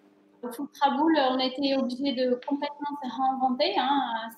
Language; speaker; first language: French; non-native, fluent; Portuguese